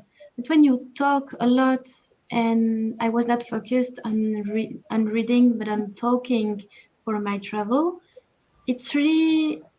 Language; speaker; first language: English; non-native, learner; French